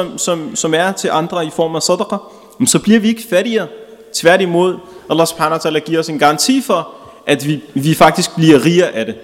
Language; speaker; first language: Danish; early bilingual, other home language; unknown